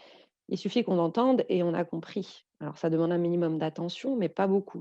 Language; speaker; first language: French; native; French